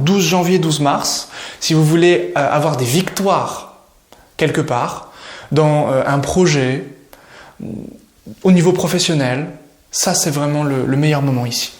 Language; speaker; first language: French; native; French